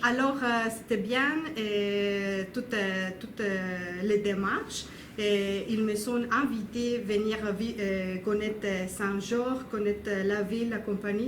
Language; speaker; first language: French; non-native, learner; Spanish